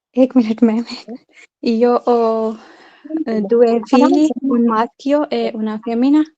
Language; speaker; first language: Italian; non-native, learner; Urdu